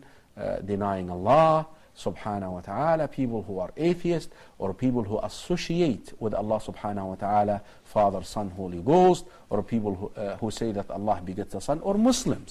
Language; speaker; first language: English; non-native, fluent; Arabic